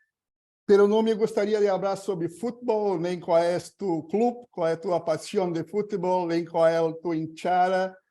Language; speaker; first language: Spanish; non-native, learner; Portuguese